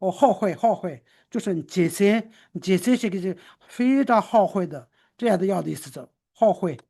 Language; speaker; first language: Chinese; non-native, local second language; Tibetan